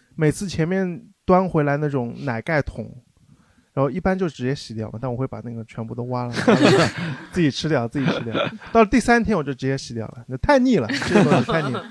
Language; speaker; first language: Chinese; non-native, local second language; Wu Chinese